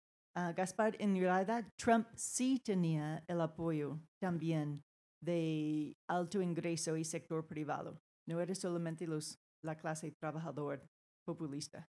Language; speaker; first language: Spanish; non-native, fluent; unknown